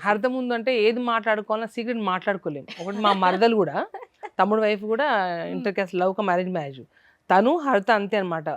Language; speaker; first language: Telugu; non-native, local second language; Lambadi